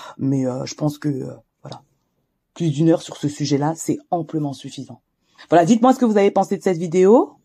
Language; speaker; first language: French; native; French